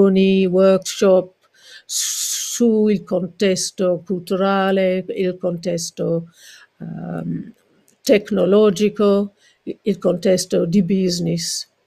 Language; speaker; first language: Italian; non-native, fluent; English